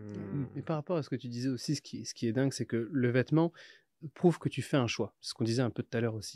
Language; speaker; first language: French; native; French